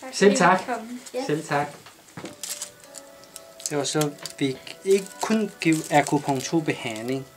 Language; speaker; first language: Danish; non-native, learner; Chinese